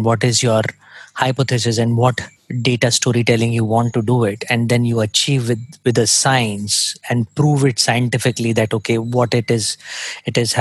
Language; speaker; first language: English; non-native, local second language; Hindi